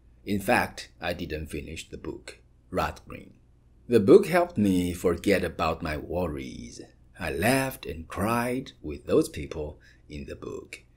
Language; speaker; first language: English; non-native, fluent; Chinese